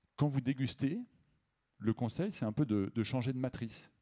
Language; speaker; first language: French; native; French